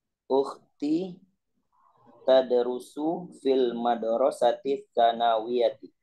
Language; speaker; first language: Arabic; non-native, learner; Indonesian